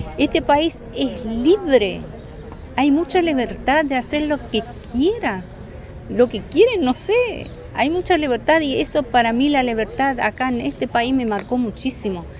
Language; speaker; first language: Spanish; non-native, fluent; Arabic